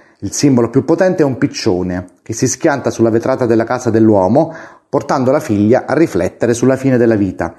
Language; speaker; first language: Italian; native; Italian